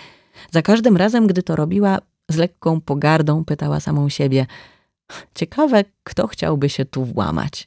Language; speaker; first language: Polish; native; Polish